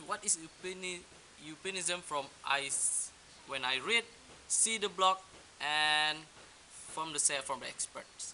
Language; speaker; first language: English; non-native, learner; Indonesian